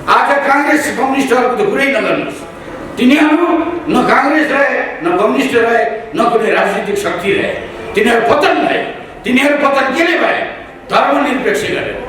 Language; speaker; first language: Nepali; native; Nepali